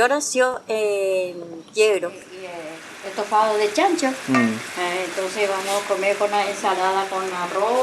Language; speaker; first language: Spanish; non-native, local second language; Guarani